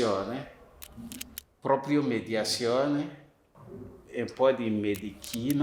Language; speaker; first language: Italian; non-native, fluent; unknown